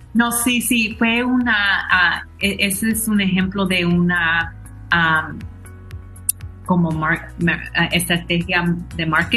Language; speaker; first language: Spanish; early bilingual, heritage; Spanish